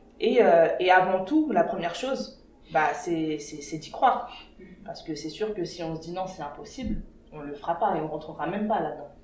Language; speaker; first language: French; early bilingual, other home language; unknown